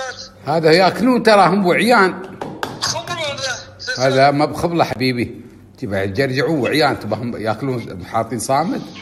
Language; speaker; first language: Arabic; native; Arabic